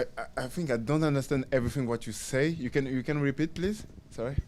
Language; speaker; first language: English; non-native, learner; French